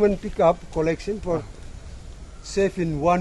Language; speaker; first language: English; non-native, learner; Indonesian